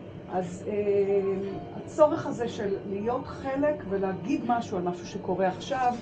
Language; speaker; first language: Hebrew; native; Hebrew